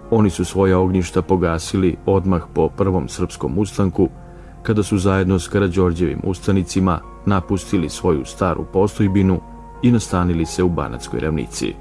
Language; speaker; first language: Bosnian; native; Bosnian